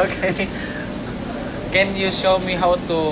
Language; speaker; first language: English; non-native, learner; Indonesian